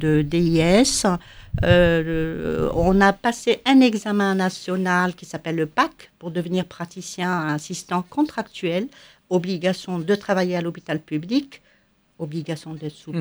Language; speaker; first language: French; non-native, local second language; Arabic